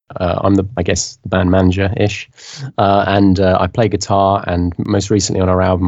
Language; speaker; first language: English; native; English